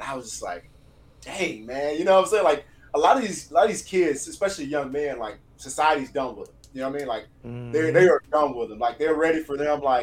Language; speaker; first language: English; native; English